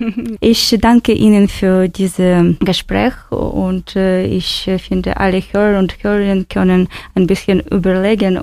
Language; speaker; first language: German; non-native, fluent; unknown